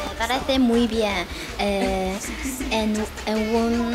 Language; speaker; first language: Spanish; non-native, learner; Chinese